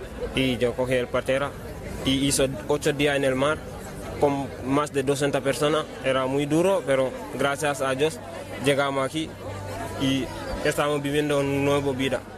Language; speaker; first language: Spanish; non-native, learner; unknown